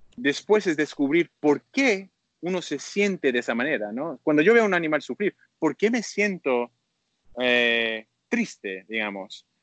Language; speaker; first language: Spanish; early bilingual, heritage; Spanish